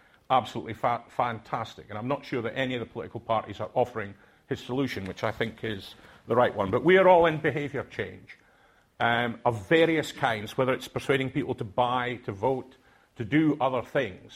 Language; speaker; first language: English; non-native, local second language; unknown